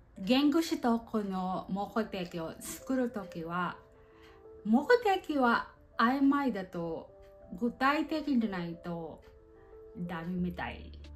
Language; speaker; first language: Japanese; non-native, learner; Filipino